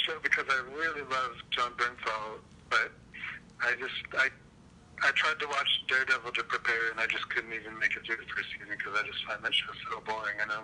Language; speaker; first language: English; native; English